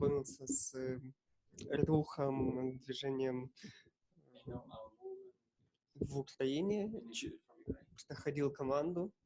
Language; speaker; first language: Russian; non-native, local second language; Ukrainian